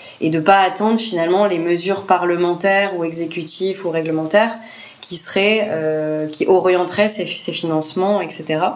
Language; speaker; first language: French; native; French